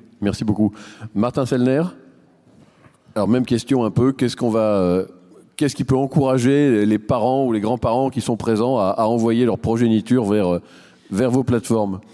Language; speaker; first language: French; native; French